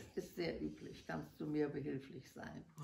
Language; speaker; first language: German; non-native, learner; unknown